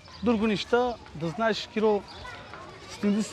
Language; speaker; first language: Bulgarian; non-native, local second language; Turkish